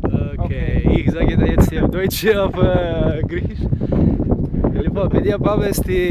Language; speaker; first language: German; non-native, learner; Bulgarian